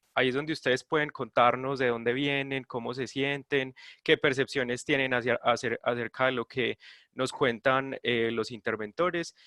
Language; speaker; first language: Spanish; native; Spanish